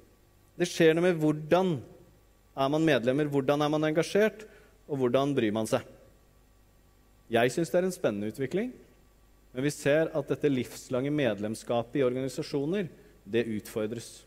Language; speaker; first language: Norwegian; native; Norwegian